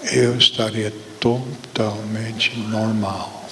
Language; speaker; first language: Portuguese; non-native, fluent; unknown